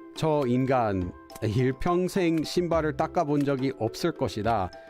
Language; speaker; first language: Korean; non-native, fluent; English